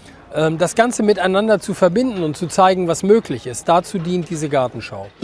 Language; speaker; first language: German; native; German